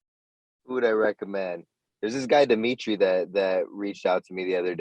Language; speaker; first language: English; native; English